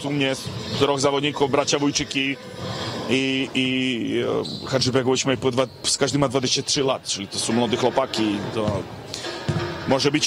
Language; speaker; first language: Polish; non-native, fluent; Serbian